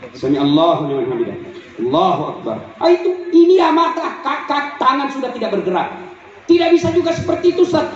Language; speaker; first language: Indonesian; non-native, local second language; Buginese